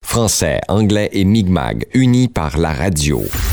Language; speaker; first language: French; native; French